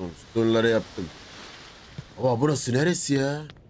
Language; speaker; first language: Turkish; native; Turkish